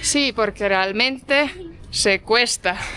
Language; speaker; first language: Spanish; non-native, fluent; Estonian